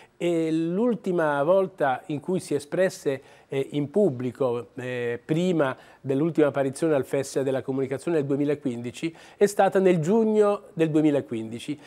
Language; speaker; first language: Italian; native; Italian